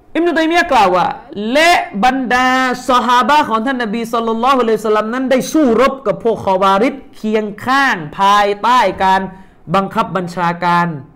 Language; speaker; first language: Thai; native; Thai